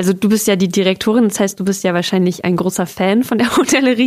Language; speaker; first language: German; native; German